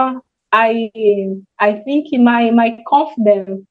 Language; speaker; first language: English; non-native, learner; Portuguese